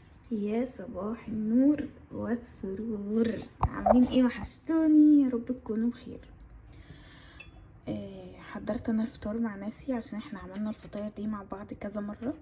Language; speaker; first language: Arabic; native; Arabic